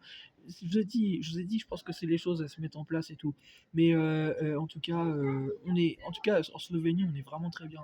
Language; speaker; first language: French; native; French